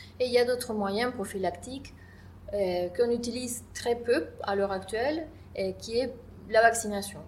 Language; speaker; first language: French; non-native, fluent; Spanish